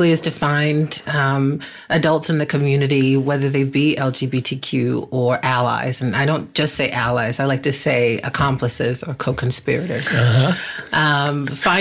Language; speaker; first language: English; native; English